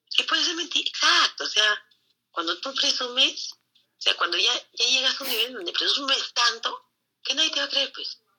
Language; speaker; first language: Spanish; native; Spanish